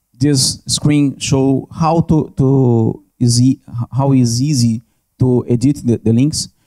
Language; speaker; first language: English; non-native, learner; Portuguese